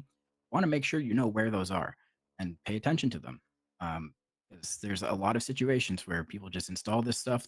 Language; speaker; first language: English; native; English